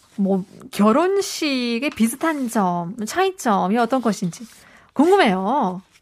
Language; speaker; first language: Korean; native; Korean